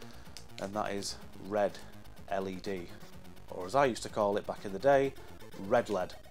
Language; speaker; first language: English; native; English